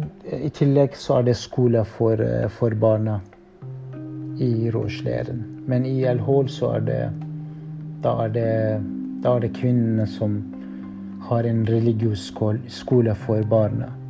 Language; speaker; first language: Norwegian; non-native, fluent; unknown